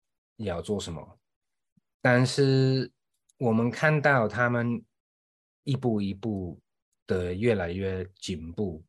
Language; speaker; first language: Chinese; non-native, fluent; English